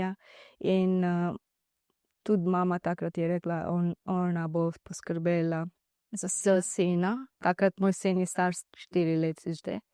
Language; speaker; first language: Slovenian; non-native, learner; Divehi